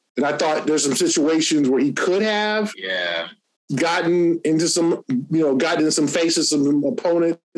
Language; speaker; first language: English; native; English